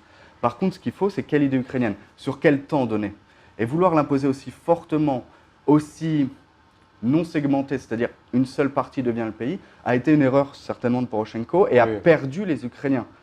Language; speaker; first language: French; native; French